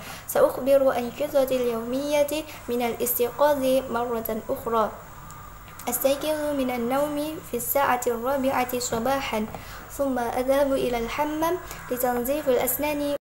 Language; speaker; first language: Arabic; non-native, learner; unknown